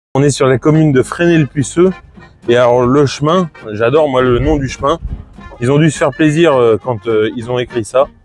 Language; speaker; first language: French; native; French